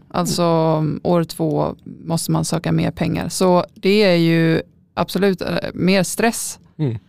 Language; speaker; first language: Norwegian; non-native, learner; Swedish